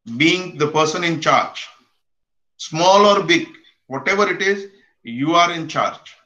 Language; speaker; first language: English; non-native, local second language; Konkani